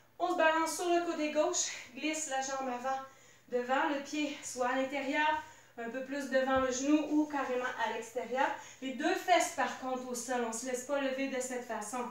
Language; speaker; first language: French; native; French